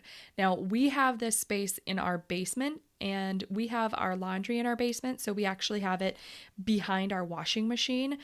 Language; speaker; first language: English; native; English